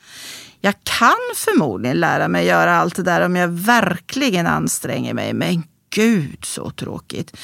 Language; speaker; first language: Swedish; native; Swedish